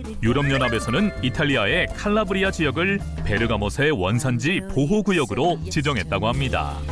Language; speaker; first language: Korean; native; Korean